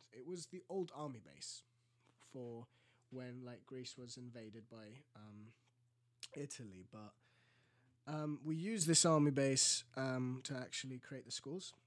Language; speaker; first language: English; early bilingual, other home language; Greek